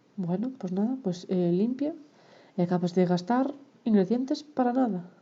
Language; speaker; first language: Spanish; non-native, local second language; Galician